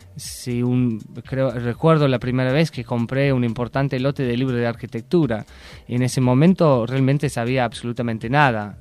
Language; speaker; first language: Spanish; non-native, fluent; English